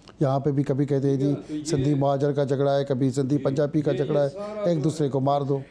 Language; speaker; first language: Urdu; non-native, local second language; Sindhi